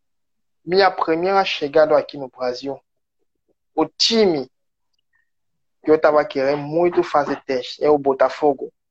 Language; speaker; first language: Portuguese; non-native, learner; French